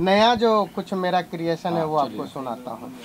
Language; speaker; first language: Hindi; native; Hindi